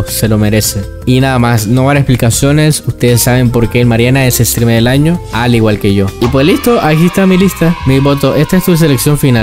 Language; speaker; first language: Spanish; native; Spanish